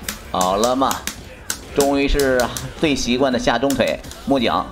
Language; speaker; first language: Chinese; native; Chinese